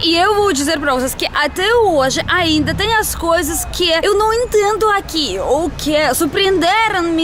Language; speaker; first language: Portuguese; non-native, fluent; Russian